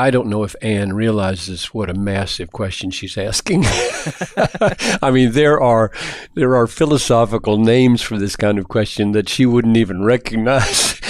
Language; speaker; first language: English; native; English